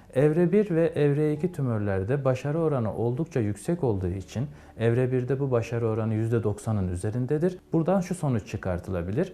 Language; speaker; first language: Turkish; native; Turkish